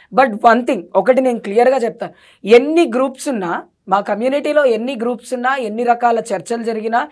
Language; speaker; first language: Telugu; native; Telugu